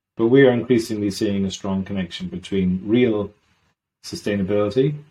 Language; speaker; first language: English; native; English